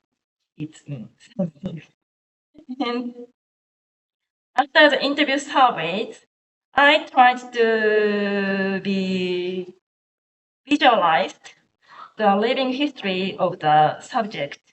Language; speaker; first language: English; non-native, learner; Japanese